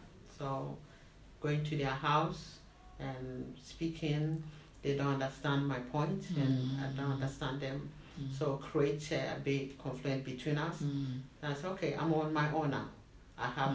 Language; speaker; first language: English; non-native, local second language; Akan